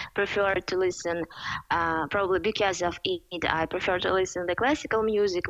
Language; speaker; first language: English; non-native, fluent; Ukrainian